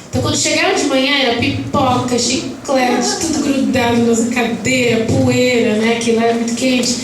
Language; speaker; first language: Portuguese; native; Portuguese